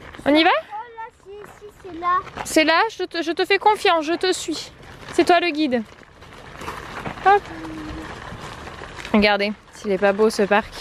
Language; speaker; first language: French; native; French